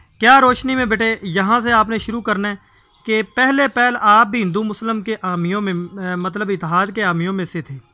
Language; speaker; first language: Urdu; native; Urdu